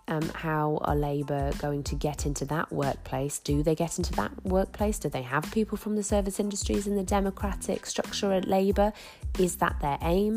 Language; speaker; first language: English; native; English